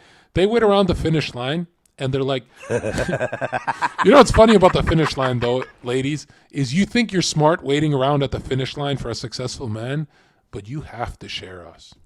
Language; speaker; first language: English; native; English